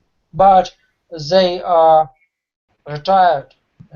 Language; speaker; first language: English; non-native, learner; Russian